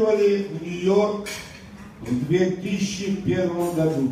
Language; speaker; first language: Russian; non-native, local second language; Tajik